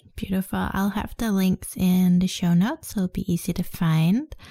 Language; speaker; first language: English; non-native, fluent; Danish